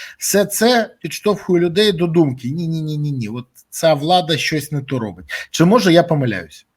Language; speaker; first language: Ukrainian; native; Ukrainian